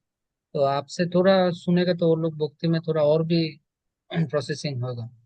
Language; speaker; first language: Hindi; non-native, learner; Bangla